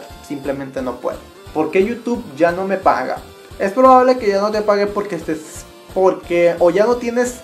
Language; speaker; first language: Spanish; native; Spanish